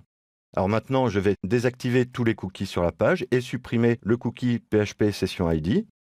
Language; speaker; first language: French; native; French